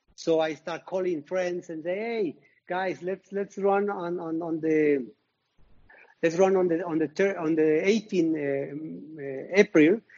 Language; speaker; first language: English; non-native, learner; Spanish